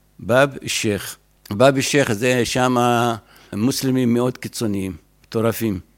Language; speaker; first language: Hebrew; non-native, fluent; Arabic